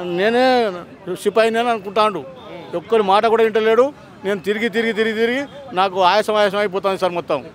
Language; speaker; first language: Telugu; non-native, local second language; Lambadi